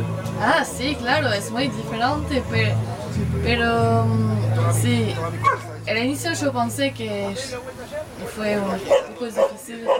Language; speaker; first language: Spanish; non-native, learner; French